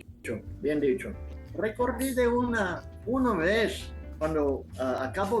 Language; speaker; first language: Spanish; non-native, fluent; English